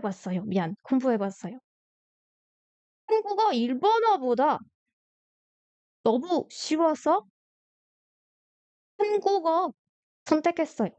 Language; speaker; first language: Korean; non-native, learner; French